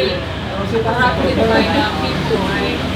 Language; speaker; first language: English; non-native, learner; Japanese